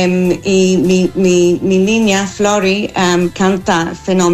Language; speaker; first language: Spanish; non-native, fluent; English